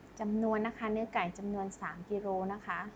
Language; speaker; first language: Thai; native; Thai